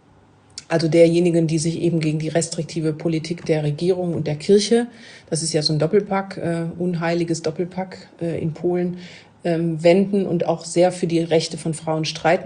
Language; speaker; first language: German; native; German